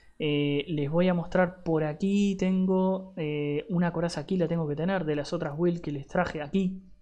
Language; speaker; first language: Spanish; native; Spanish